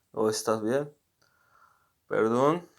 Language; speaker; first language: Spanish; non-native, learner; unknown